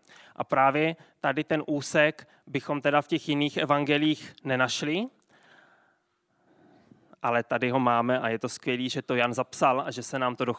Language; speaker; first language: Czech; native; Czech